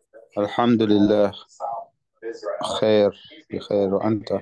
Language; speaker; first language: Arabic; non-native, learner; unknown